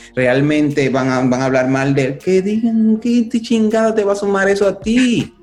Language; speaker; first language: Spanish; native; Spanish